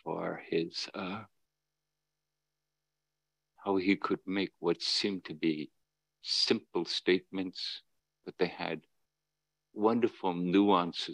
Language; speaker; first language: English; native; English